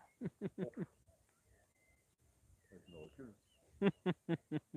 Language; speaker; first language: French; native; French